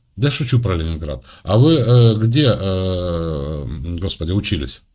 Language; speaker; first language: Russian; native; Russian